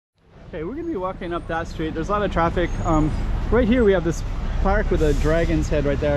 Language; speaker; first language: English; native; English